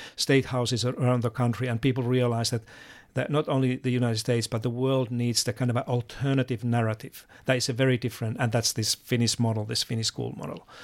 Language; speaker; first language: English; non-native, fluent; Finnish